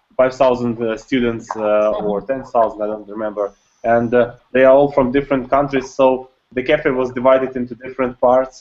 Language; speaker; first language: English; non-native, learner; Russian